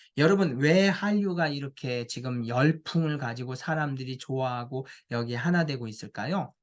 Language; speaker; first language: Korean; native; Korean